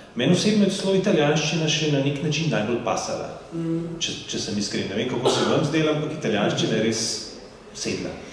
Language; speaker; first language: Slovenian; native; Slovenian